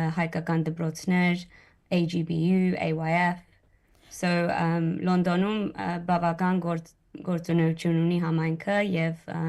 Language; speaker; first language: Armenian; early bilingual, heritage; Armenian